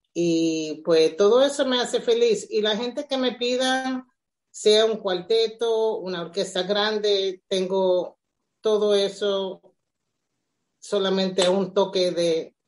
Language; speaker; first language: Spanish; early bilingual, heritage; Spanish